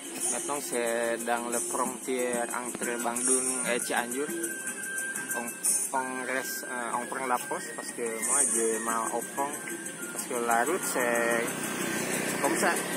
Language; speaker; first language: French; non-native, learner; Indonesian